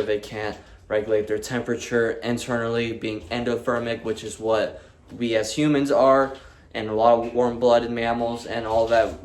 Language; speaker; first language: English; native; English